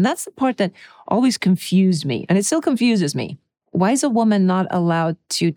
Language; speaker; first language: English; early bilingual, other home language; Czech